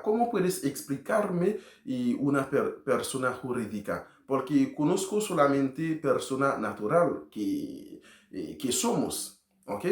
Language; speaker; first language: Spanish; non-native, learner; Haitian Creole